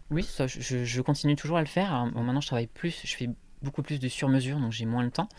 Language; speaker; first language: French; native; French